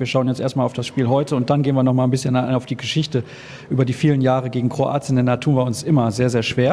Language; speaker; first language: German; native; German